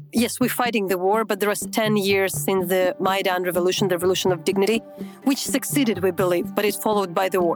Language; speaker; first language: English; non-native, fluent; Ukrainian